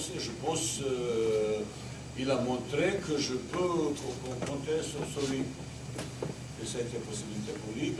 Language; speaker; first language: French; non-native, learner; Bosnian